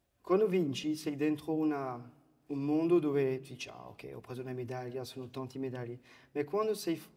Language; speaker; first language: Italian; non-native, fluent; French